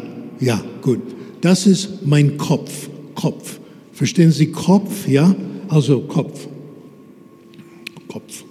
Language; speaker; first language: German; non-native, fluent; English